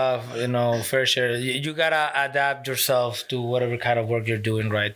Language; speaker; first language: English; non-native, fluent; Spanish